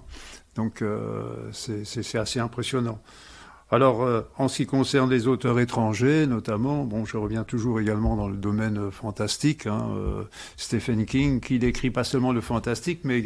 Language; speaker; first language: French; non-native, local second language; Swiss German